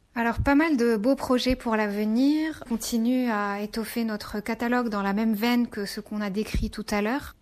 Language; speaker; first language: French; non-native, local second language; Arabic